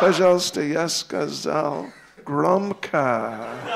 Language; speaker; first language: Russian; non-native, learner; English